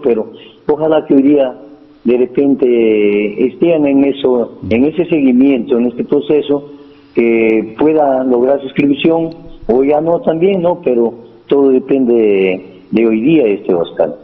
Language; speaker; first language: Spanish; native; Spanish